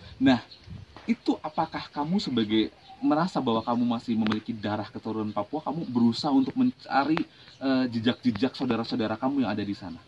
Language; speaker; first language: Indonesian; native; Indonesian